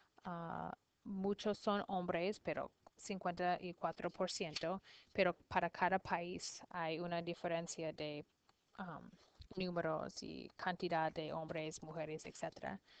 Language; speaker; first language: Spanish; non-native, learner; English